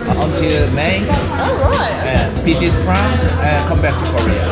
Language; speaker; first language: English; non-native, learner; Korean